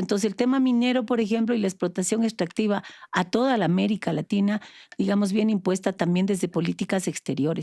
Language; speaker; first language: Spanish; native; Spanish